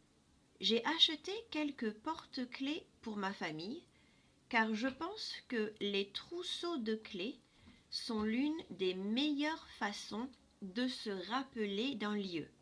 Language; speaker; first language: French; non-native, fluent; English